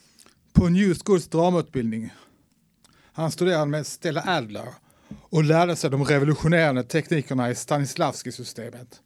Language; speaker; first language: Swedish; native; Swedish